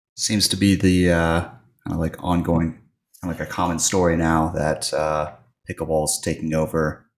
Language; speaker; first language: English; native; English